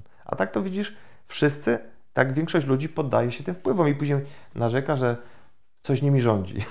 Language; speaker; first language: Polish; native; Polish